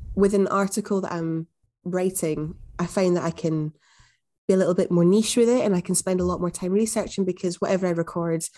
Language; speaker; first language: English; native; English